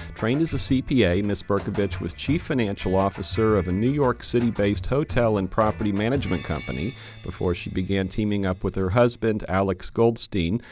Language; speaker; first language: English; native; English